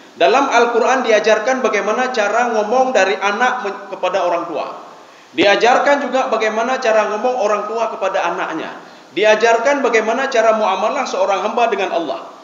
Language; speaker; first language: Malay; non-native, local second language; Achinese